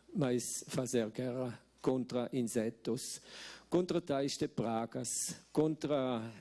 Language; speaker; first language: Portuguese; non-native, fluent; Swiss German